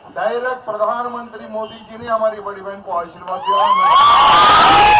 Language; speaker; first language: Hindi; non-native, local second language; Telugu